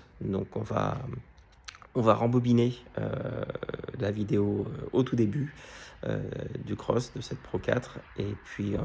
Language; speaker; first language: French; native; French